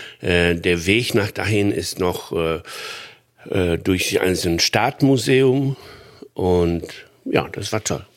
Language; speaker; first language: German; non-native, fluent; Polish